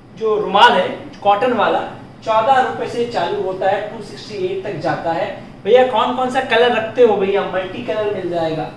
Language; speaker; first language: Hindi; native; Hindi